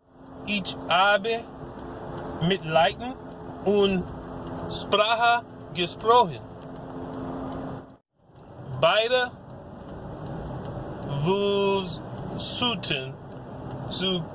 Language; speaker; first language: German; non-native, learner; English